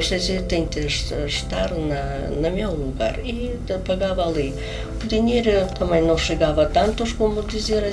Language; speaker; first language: Portuguese; non-native, learner; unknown